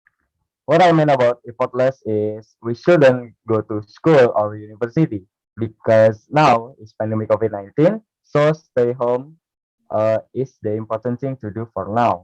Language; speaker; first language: English; non-native, learner; Indonesian